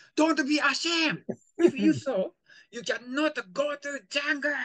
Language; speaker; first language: English; non-native, fluent; Japanese